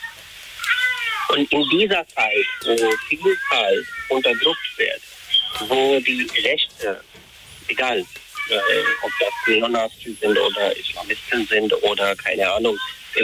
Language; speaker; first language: German; non-native, fluent; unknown